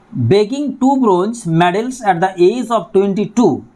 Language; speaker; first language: English; non-native, local second language; Bangla